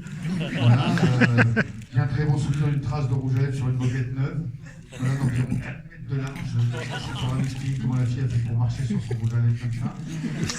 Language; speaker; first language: French; native; French